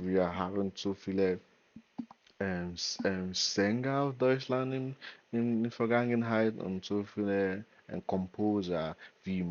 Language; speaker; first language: German; non-native, learner; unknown